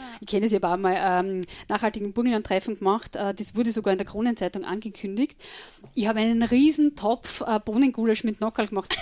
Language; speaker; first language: German; native; German